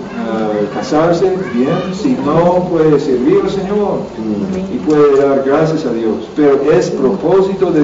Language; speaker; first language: Spanish; non-native, learner; English